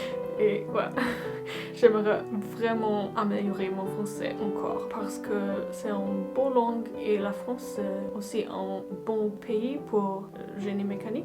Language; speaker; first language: French; non-native, learner; German